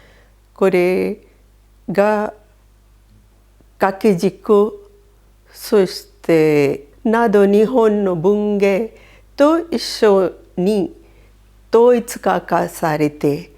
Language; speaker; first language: Japanese; non-native, fluent; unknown